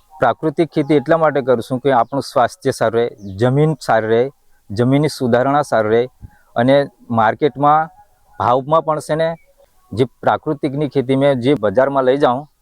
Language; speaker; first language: Gujarati; non-native, local second language; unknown